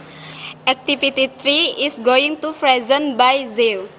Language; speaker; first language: English; non-native, learner; Indonesian